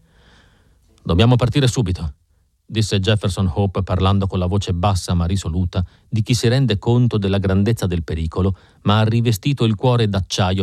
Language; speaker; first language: Italian; native; Italian